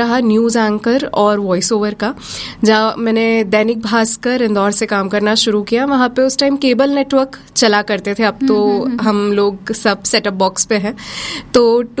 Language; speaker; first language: Hindi; native; Hindi